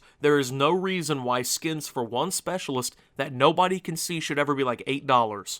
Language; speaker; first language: English; native; English